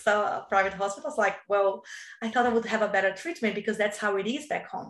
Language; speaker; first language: English; non-native, fluent; Portuguese